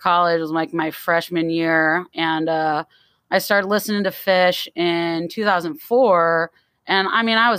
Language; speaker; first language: English; native; English